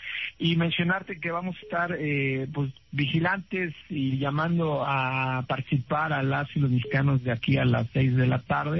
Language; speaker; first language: Spanish; native; Spanish